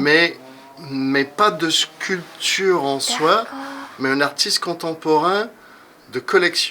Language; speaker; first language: French; native; French